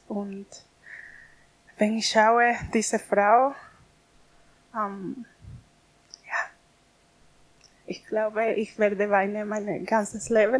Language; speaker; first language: German; non-native, learner; Spanish